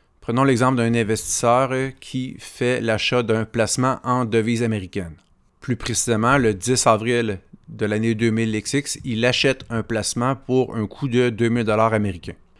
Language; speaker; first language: French; native; French